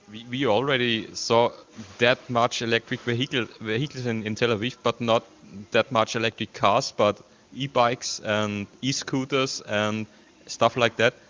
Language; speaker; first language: English; non-native, fluent; German